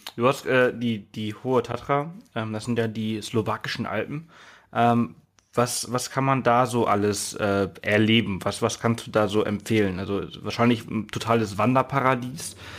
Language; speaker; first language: German; native; German